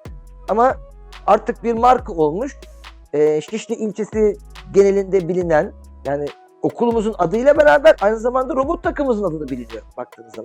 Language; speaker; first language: Turkish; native; Turkish